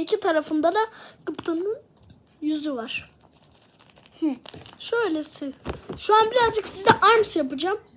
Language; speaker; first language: Turkish; native; Turkish